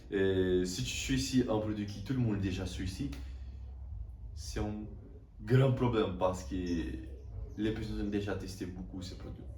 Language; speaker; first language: French; non-native, learner; Portuguese